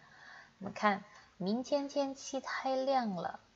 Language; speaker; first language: Chinese; non-native, fluent; Indonesian